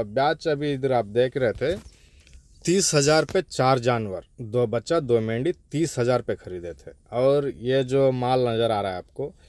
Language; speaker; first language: Hindi; non-native, local second language; Urdu